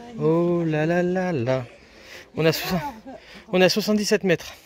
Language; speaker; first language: French; native; French